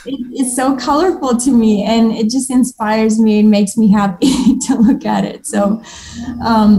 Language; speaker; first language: English; early bilingual, other home language; Romanian